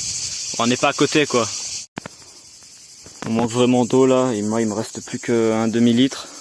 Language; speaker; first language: French; native; French